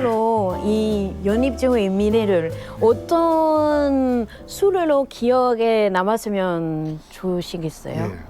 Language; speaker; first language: Korean; non-native, fluent; French